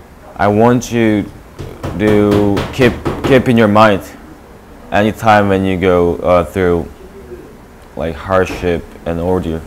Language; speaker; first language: English; non-native, learner; Korean